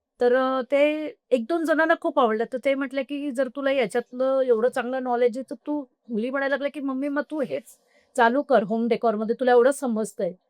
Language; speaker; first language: Marathi; non-native, local second language; Marwari